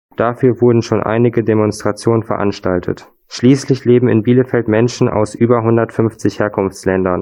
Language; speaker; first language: German; native; German